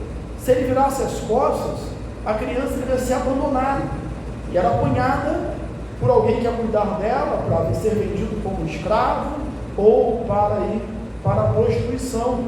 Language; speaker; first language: Portuguese; native; Portuguese